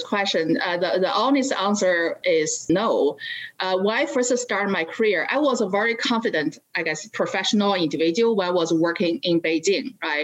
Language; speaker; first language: English; non-native, fluent; Chinese